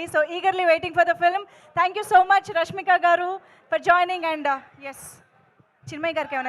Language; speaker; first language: Telugu; native; Telugu